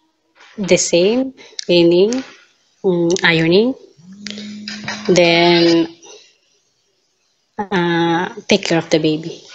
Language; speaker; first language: English; non-native, learner; Filipino